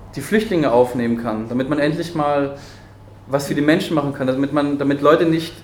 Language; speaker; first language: German; early bilingual, heritage; Spanish